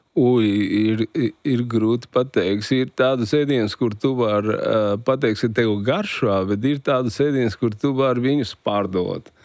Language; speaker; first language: Latvian; non-native, fluent; Spanish